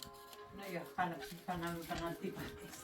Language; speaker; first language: Finnish; native; Finnish